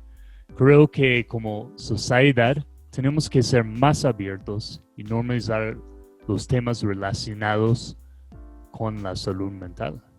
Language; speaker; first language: Spanish; non-native, fluent; English